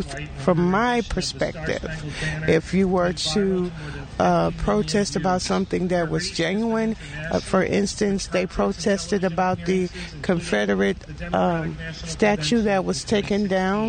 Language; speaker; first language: English; native; English